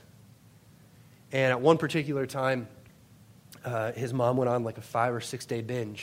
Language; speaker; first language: English; native; English